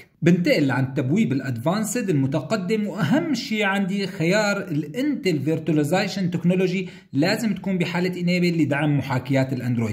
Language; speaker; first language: Arabic; native; Arabic